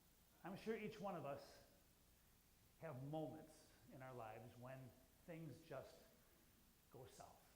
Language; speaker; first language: English; native; English